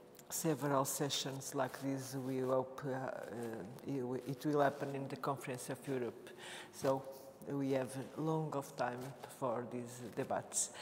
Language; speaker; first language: English; non-native, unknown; Portuguese